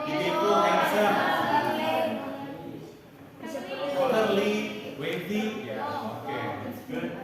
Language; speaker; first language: English; non-native, learner; Indonesian